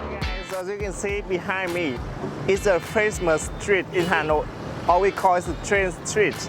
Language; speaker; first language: English; non-native, fluent; Vietnamese